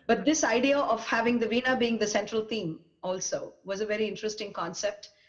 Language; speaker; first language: English; non-native, local second language; Tamil